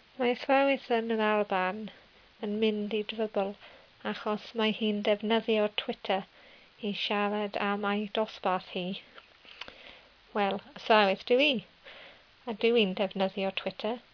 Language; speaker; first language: Welsh; non-native, learner; English